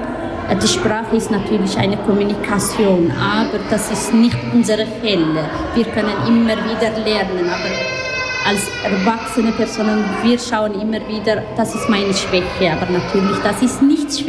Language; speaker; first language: German; non-native, learner; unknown